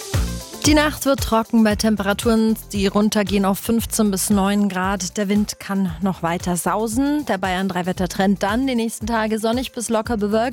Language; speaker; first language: German; native; German